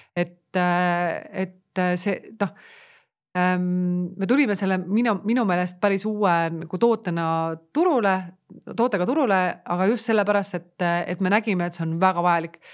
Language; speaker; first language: Estonian; native; Estonian